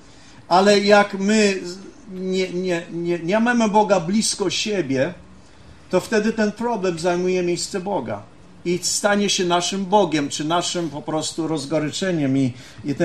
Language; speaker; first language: Polish; early bilingual, heritage; Polish